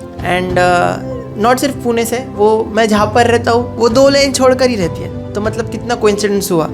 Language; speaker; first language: Hindi; non-native, local second language; Marathi